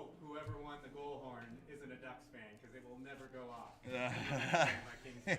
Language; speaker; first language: English; native; English